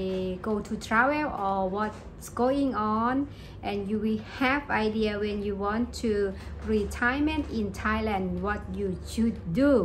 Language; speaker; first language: English; non-native, learner; Thai